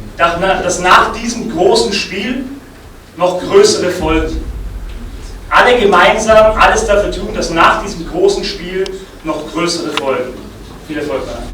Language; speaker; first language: German; native; German